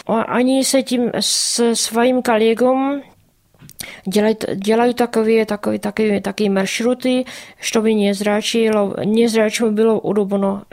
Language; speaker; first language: Russian; non-native, learner; Czech